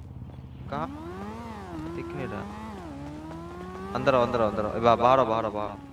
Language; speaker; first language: Hindi; native; Hindi